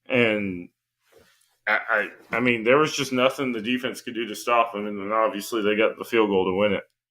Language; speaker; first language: English; native; English